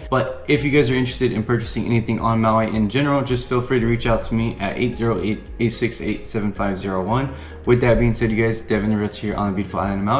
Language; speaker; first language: English; native; English